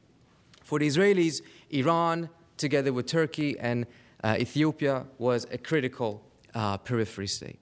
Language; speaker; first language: English; non-native, fluent; Persian